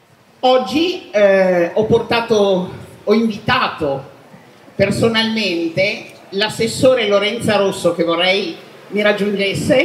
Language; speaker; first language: Italian; native; Italian